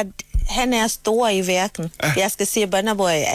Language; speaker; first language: Danish; non-native, learner; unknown